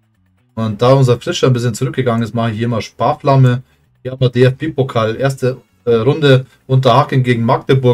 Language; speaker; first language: German; native; German